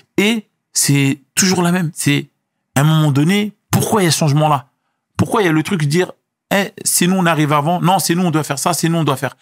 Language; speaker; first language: French; early bilingual, other home language; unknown